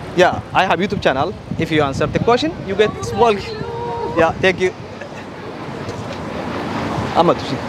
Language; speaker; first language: English; non-native, learner; Tigrinya